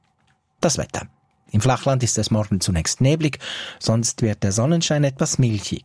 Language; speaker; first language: German; native; German